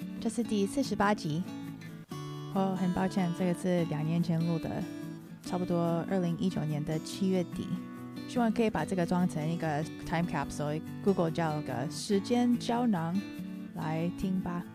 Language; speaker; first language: Chinese; early bilingual, heritage; Chinese